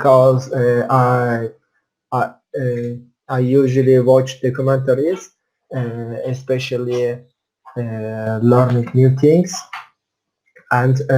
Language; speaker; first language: English; non-native, learner; Turkish